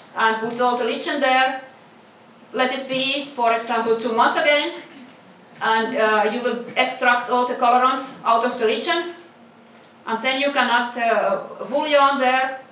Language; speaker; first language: English; non-native, fluent; Finnish